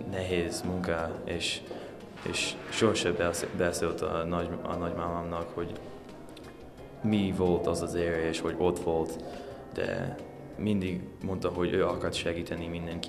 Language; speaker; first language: Hungarian; early bilingual, heritage; Hungarian